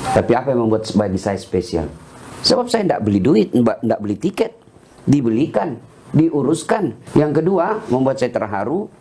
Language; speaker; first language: Indonesian; non-native, local second language; Buginese